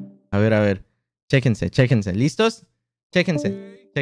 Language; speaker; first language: Spanish; native; Spanish